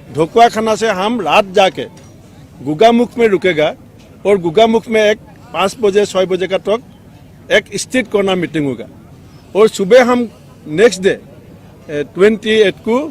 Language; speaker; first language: Hindi; non-native, local second language; Assamese